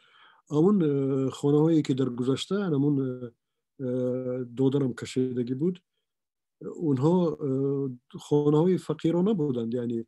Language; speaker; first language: Persian; non-native, local second language; Shughni